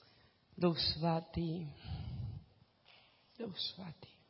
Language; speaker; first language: Czech; non-native, learner; Spanish